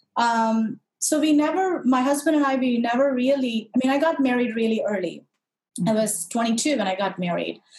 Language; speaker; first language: English; non-native, local second language; Tamil